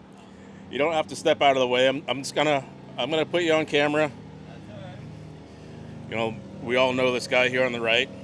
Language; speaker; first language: English; native; English